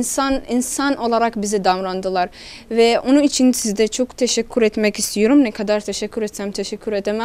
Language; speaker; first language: Turkish; non-native, learner; Somali